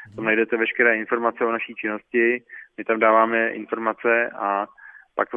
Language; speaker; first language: Czech; native; Czech